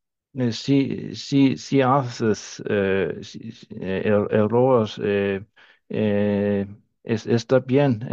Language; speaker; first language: Spanish; non-native, fluent; Danish